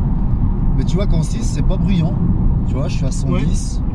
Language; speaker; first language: French; native; French